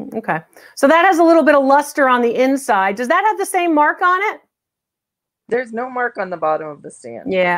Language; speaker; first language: English; native; English